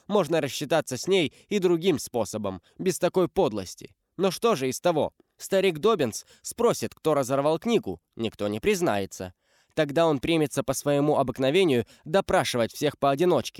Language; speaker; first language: Russian; native; Russian